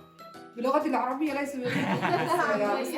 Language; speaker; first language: Arabic; non-native, learner; Indonesian